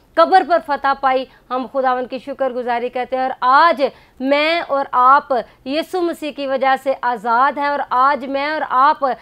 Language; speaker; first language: Urdu; non-native, local second language; Punjabi